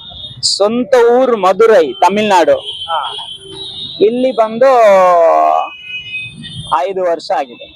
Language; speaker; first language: Kannada; non-native, local second language; Tamil